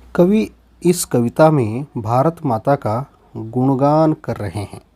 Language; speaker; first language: Hindi; non-native, local second language; Kannada